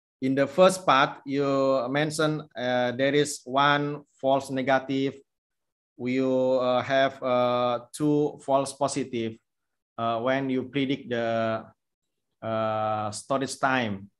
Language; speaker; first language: English; non-native, fluent; Indonesian